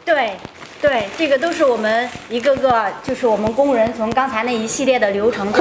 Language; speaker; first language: Chinese; native; Chinese